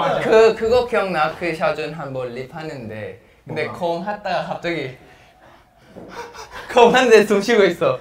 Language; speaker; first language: Korean; non-native, fluent; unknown